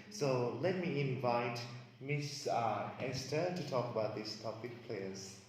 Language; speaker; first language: English; non-native, learner; Thai